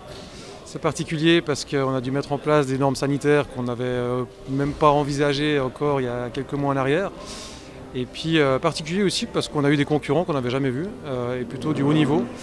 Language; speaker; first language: French; native; French